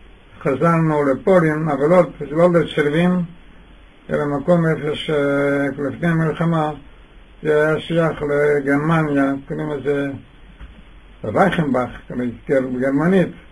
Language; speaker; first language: Hebrew; non-native, fluent; Yiddish